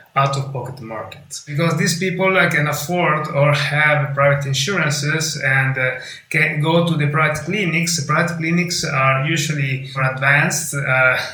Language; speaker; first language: English; non-native, fluent; Italian